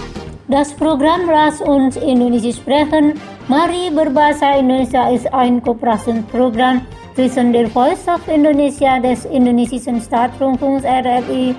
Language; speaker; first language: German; non-native, fluent; Indonesian